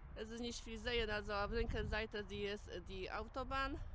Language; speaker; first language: German; non-native, learner; Polish